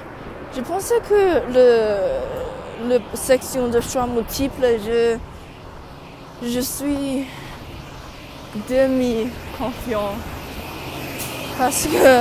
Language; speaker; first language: French; non-native, learner; English